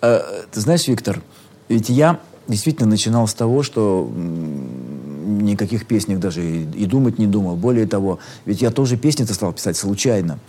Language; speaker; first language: Russian; native; Russian